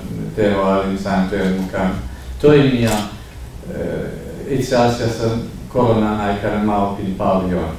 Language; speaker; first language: Finnish; non-native, fluent; Kurdish